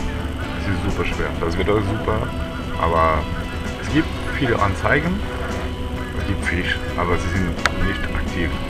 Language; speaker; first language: German; non-native, learner; French